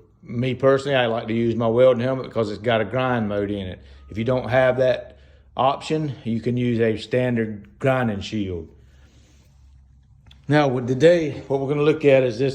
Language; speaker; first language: English; native; English